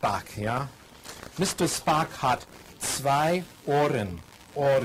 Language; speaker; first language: German; non-native, fluent; English